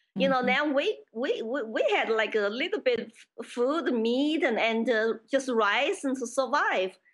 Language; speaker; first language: English; non-native, fluent; Chinese